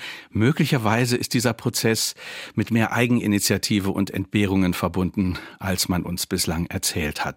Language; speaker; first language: German; native; German